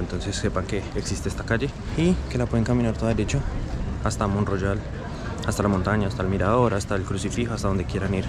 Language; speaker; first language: Spanish; native; Spanish